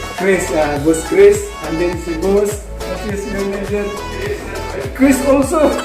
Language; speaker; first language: Filipino; non-native, local second language; Cebuano